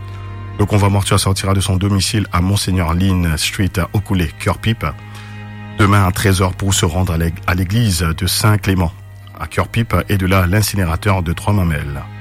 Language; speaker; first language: French; non-native, local second language; Morisyen